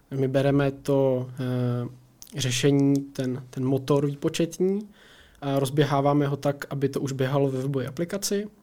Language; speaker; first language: Czech; native; Czech